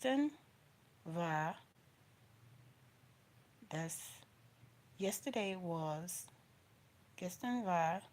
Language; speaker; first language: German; non-native, learner; English